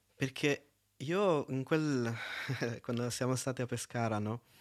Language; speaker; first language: Italian; native; Italian